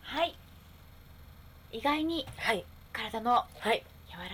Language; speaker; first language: Japanese; native; Japanese